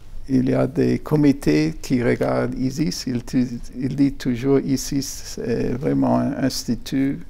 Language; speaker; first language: French; non-native, fluent; German